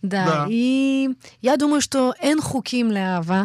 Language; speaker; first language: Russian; early bilingual, heritage; Russian